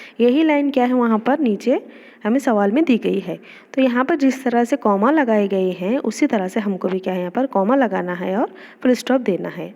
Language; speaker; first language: Hindi; non-native, local second language; Urdu